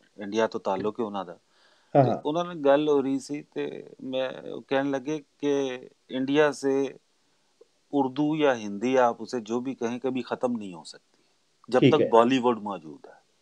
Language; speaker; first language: Punjabi; non-native, local second language; Urdu